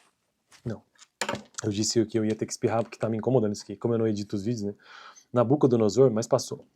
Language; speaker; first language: Portuguese; native; Portuguese